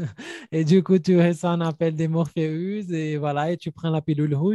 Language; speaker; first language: French; non-native, fluent; Portuguese